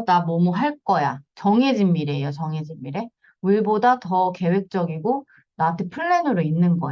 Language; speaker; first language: Korean; native; Korean